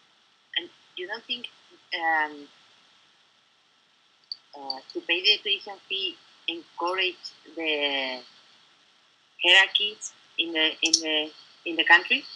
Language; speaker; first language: English; non-native, learner; Spanish